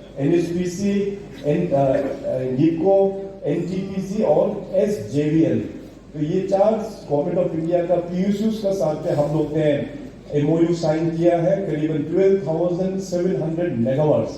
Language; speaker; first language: Hindi; non-native, local second language; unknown